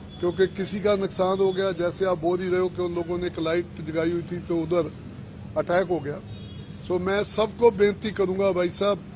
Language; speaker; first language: Hindi; non-native, local second language; Punjabi